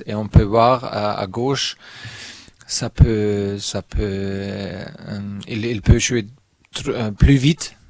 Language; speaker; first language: French; non-native, learner; German